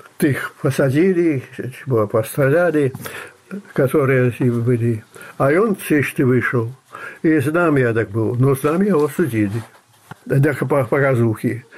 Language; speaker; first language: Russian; non-native, local second language; Belarusian